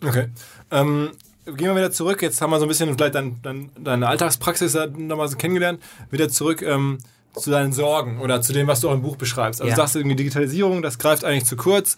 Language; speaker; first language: German; native; German